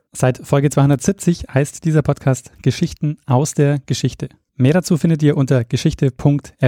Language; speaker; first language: German; native; German